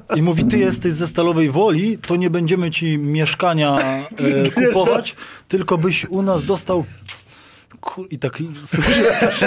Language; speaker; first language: Polish; native; Polish